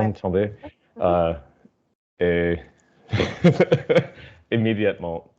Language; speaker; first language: French; non-native, learner; English